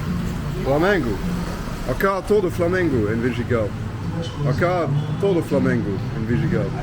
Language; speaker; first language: Portuguese; non-native, learner; English